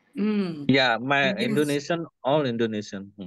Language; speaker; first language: English; non-native, learner; Indonesian